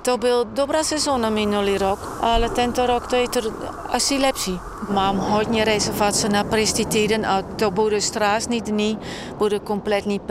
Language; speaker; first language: Czech; non-native, learner; Dutch